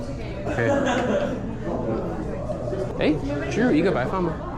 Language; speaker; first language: Chinese; non-native, fluent; English